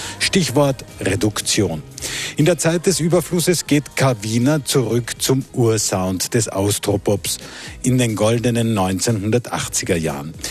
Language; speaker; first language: German; native; German